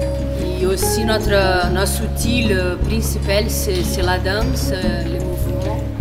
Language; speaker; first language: French; non-native, fluent; Portuguese